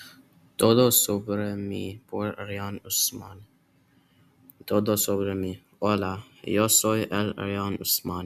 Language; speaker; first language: Spanish; non-native, learner; English